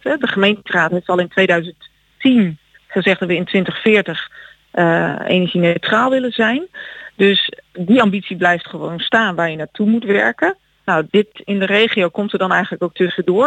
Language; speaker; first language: Dutch; native; Dutch